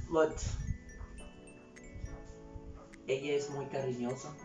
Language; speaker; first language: Spanish; non-native, learner; Haitian Creole